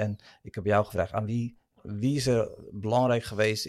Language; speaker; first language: Dutch; native; Dutch